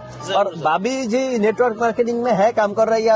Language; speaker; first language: Hindi; non-native, fluent; Bangla